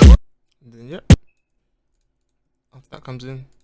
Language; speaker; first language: English; native; English